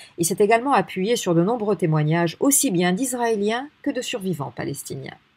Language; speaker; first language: French; non-native, local second language; Arabic